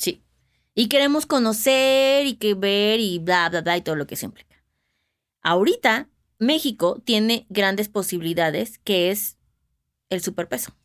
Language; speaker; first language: Spanish; native; Spanish